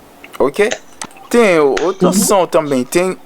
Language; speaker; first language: Portuguese; non-native, learner; Haitian Creole